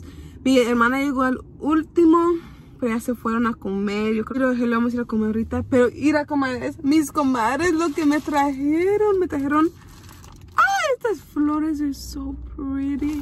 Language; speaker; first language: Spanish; early bilingual, heritage; Spanish